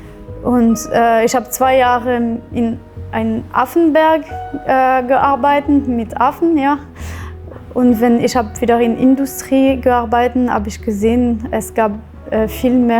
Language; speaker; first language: German; non-native, fluent; French